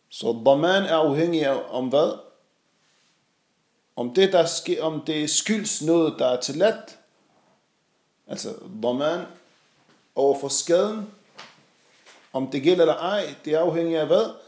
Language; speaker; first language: Danish; non-native, fluent; Arabic